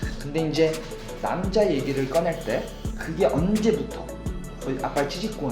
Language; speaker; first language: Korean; early bilingual, heritage; Korean